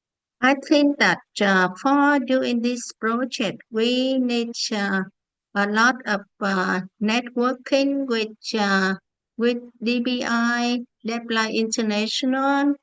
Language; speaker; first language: English; non-native, learner; Vietnamese